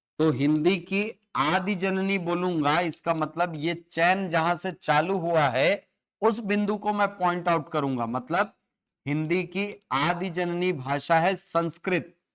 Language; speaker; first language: Hindi; native; Hindi